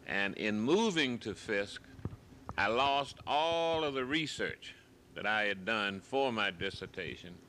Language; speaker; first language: English; native; English